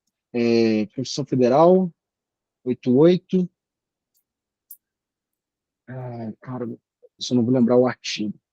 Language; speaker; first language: Portuguese; native; Portuguese